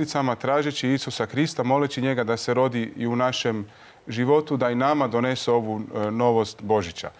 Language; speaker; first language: Croatian; native; Croatian